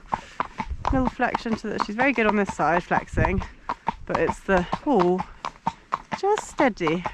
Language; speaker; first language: English; native; English